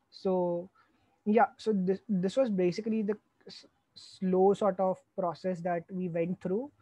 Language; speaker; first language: English; non-native, local second language; Hindi